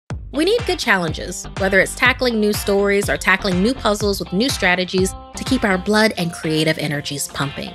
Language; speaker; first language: English; native; English